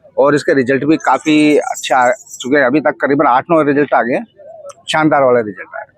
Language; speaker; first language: Hindi; native; Hindi